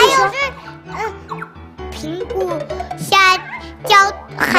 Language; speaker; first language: Chinese; native; Chinese